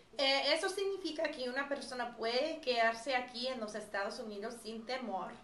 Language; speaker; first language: Spanish; non-native, fluent; English